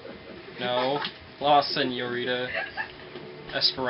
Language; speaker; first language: Spanish; non-native, learner; English